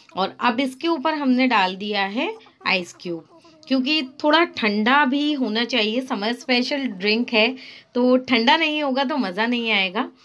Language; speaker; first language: Hindi; native; Hindi